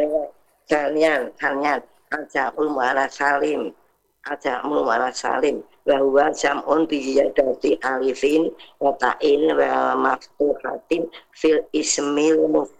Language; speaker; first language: Arabic; non-native, learner; Indonesian